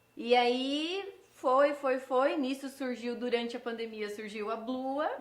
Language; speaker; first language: Portuguese; early bilingual, heritage; Portuguese